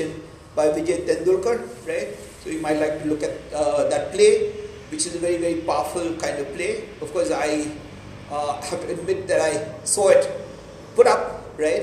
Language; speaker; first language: English; non-native, local second language; Marathi